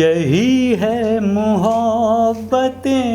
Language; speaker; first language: Hindi; native; Hindi